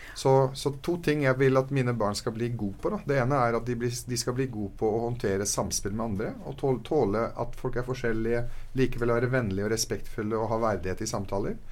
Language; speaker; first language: Norwegian; early bilingual, other home language; Arabic